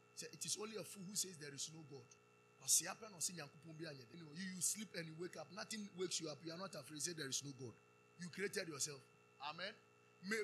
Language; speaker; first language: English; non-native, local second language; Akan